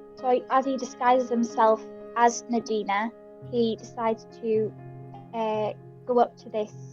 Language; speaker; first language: English; native; English